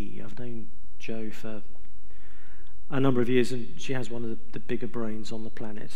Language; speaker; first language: English; native; English